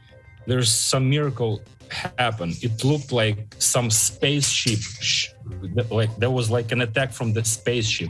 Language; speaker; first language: English; non-native, learner; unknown